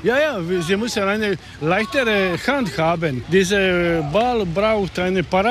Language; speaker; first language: German; non-native, learner; Croatian